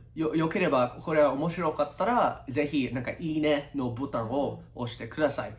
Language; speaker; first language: Japanese; non-native, fluent; English